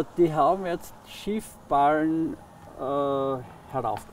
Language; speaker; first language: German; native; German